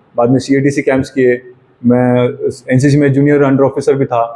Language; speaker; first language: Hindi; non-native, local second language; Marathi